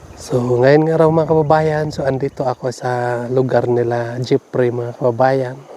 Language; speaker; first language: Filipino; non-native, local second language; Cebuano